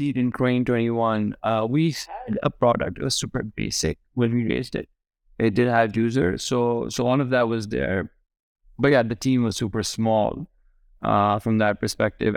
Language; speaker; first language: English; non-native, local second language; Urdu